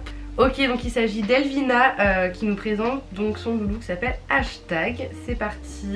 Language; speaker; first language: French; native; French